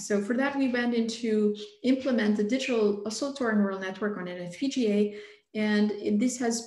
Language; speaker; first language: English; non-native, fluent; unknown